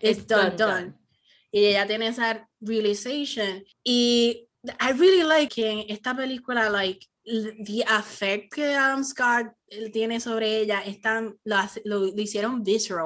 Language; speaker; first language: Spanish; early bilingual, heritage; Spanish